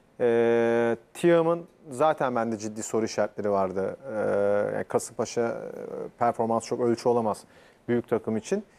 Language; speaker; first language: Turkish; native; Turkish